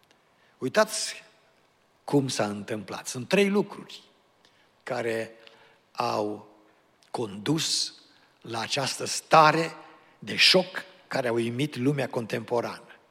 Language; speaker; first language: Romanian; native; Romanian